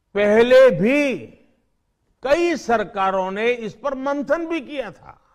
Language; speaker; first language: Hindi; non-native, local second language; Gujarati